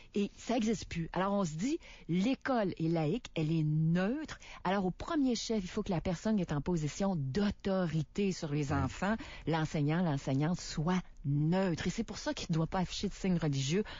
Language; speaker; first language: French; native; French